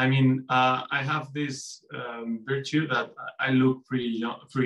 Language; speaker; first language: English; non-native, fluent; Spanish